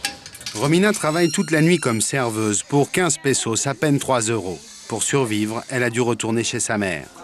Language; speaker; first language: French; native; French